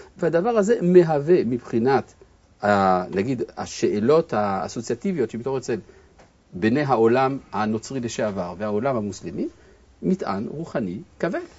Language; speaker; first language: Hebrew; early bilingual, other home language; French